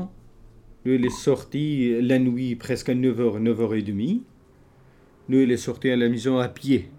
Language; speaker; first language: French; non-native, learner; Kurdish